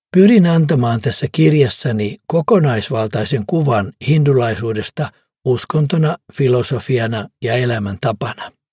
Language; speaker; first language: Finnish; native; Finnish